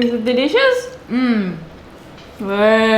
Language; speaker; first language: English; non-native, local second language; Filipino